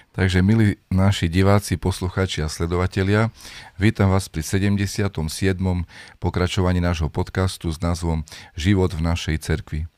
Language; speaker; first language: Slovak; native; Slovak